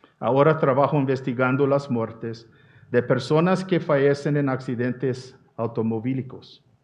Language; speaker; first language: Spanish; non-native, fluent; English